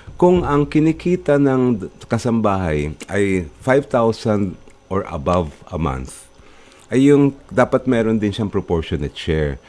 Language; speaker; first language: Filipino; native; Filipino